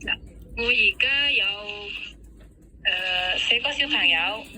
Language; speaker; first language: Cantonese; non-native, learner; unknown